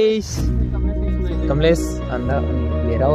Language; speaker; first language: Hindi; native; Hindi